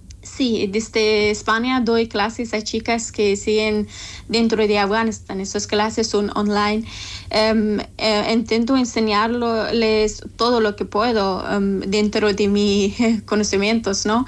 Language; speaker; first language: Spanish; non-native, learner; Persian